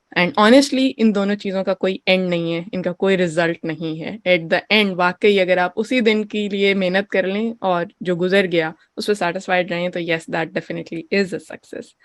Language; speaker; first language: Urdu; native; Urdu